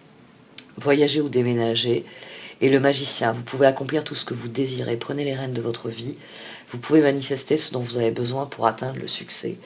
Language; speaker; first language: French; native; French